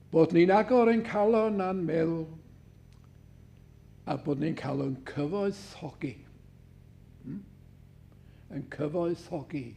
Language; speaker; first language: Welsh; native; Welsh